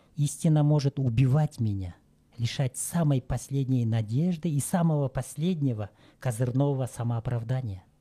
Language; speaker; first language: Russian; non-native, local second language; Kyrgyz